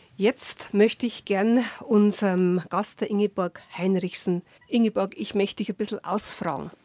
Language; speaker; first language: German; native; German